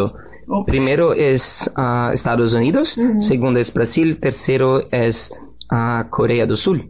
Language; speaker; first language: Spanish; non-native, learner; Portuguese